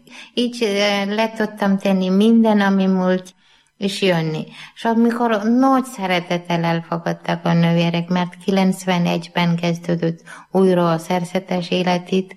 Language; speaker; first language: Hungarian; non-native, learner; Malayalam